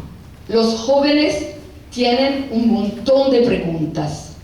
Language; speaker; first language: Spanish; non-native, fluent; Italian